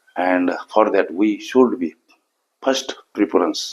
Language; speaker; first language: English; non-native, local second language; Marathi